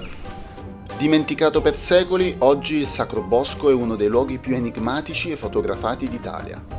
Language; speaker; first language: Italian; native; Italian